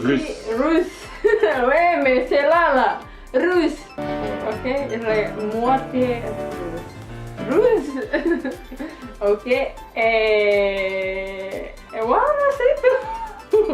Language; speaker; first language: French; non-native, learner; Indonesian